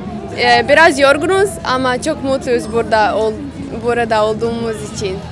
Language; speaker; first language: Turkish; non-native, learner; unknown